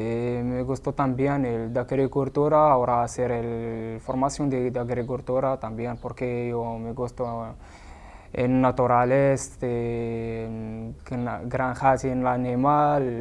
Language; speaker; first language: Spanish; non-native, learner; Arabic